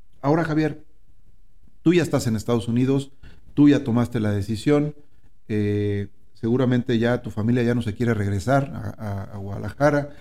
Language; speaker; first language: Spanish; native; Spanish